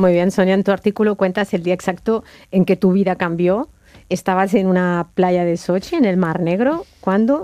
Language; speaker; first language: Spanish; native; Spanish